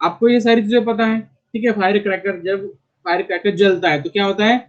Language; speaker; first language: Hindi; non-native, local second language; Marathi